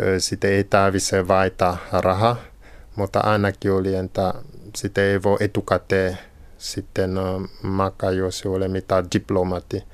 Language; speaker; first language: Finnish; non-native, learner; French